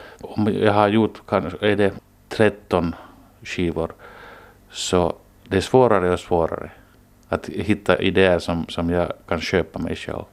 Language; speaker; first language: Swedish; non-native, local second language; Finnish